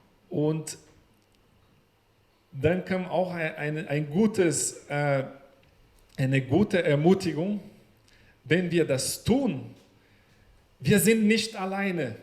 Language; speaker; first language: German; non-native, learner; Portuguese